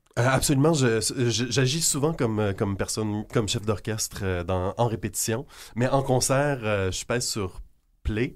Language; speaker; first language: French; native; French